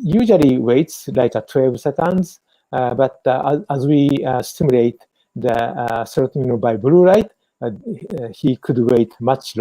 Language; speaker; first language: English; non-native, fluent; Japanese